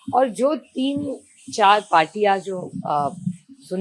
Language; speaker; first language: Hindi; non-native, local second language; Marathi